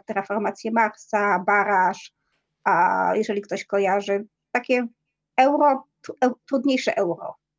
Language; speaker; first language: Polish; native; Polish